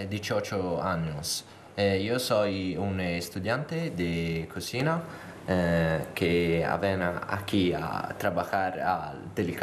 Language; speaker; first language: Spanish; non-native, learner; Italian